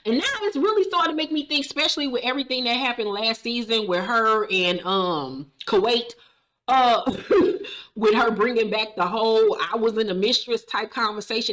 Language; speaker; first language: English; native; English